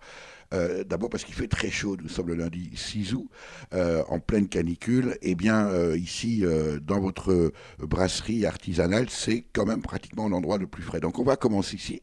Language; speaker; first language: French; native; French